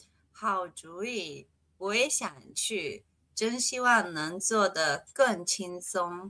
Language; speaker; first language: Chinese; non-native, fluent; Spanish